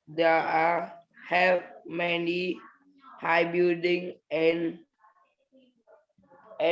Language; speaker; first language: English; non-native, learner; Vietnamese